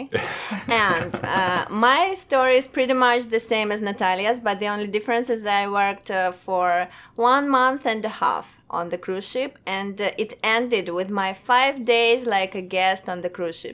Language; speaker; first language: English; non-native, fluent; Russian